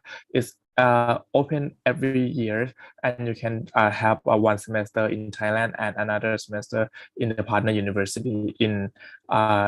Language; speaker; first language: English; non-native, fluent; Thai